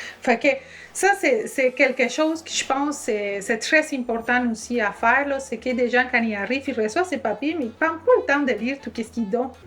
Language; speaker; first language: French; non-native, fluent; Spanish